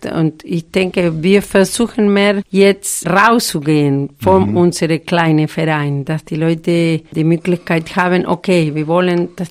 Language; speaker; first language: German; non-native, fluent; Spanish